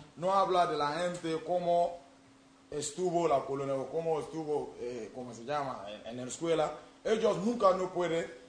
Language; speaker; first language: Spanish; non-native, learner; Mossi